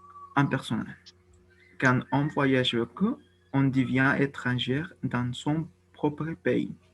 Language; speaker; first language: French; non-native, learner; Spanish